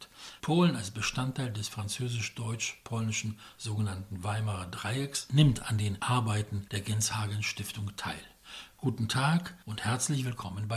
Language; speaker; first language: German; non-native, fluent; Polish